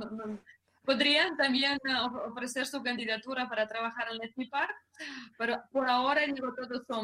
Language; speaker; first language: Spanish; non-native, fluent; Russian